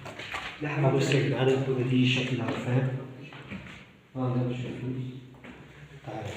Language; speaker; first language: Arabic; native; Arabic